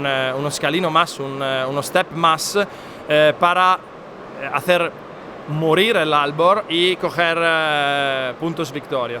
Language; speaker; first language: Spanish; non-native, fluent; Italian